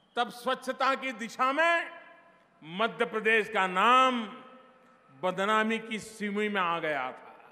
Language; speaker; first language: Hindi; non-native, local second language; Gujarati